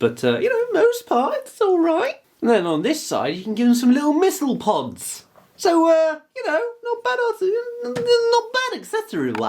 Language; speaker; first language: English; native; English